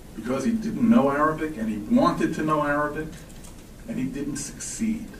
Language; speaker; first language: English; native; English